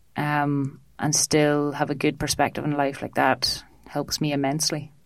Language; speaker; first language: English; native; English